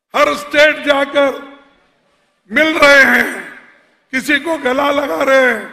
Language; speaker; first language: Hindi; non-native, local second language; Kannada